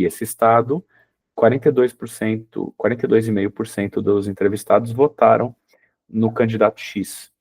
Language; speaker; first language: Portuguese; native; Portuguese